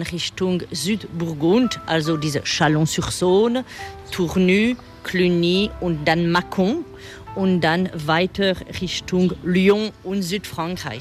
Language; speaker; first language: German; non-native, fluent; French